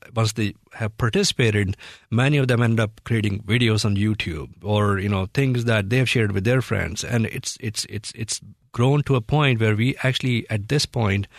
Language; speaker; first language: English; non-native, local second language; Hindi